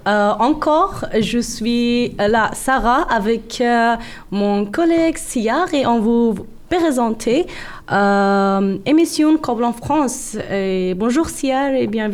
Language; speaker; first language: French; non-native, learner; Persian